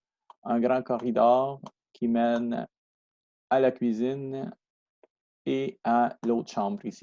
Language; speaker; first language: French; non-native, fluent; Spanish